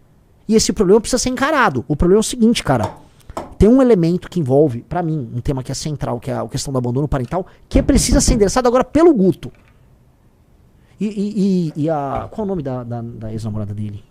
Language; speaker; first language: Portuguese; native; Portuguese